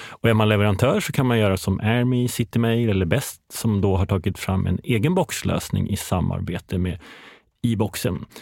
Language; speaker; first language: Swedish; native; Swedish